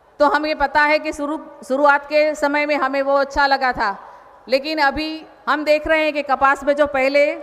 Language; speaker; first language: Hindi; non-native, local second language; Gujarati